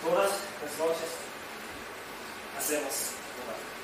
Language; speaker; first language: Spanish; non-native, learner; Japanese